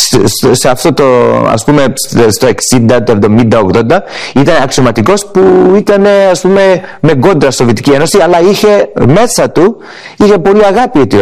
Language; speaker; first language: Greek; early bilingual, heritage; English